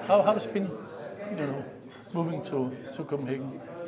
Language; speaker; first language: English; non-native, fluent; Danish